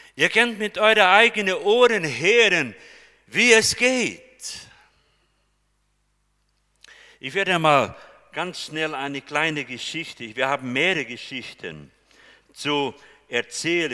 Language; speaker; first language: German; non-native, fluent; Portuguese